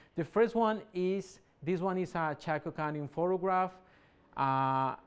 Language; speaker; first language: English; non-native, fluent; Spanish